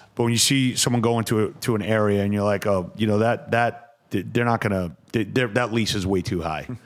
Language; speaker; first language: English; native; English